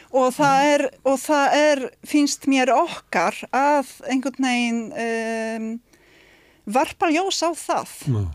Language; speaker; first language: Icelandic; non-native, fluent; Polish